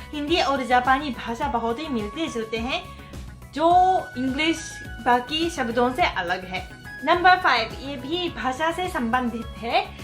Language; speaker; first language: Hindi; non-native, fluent; Japanese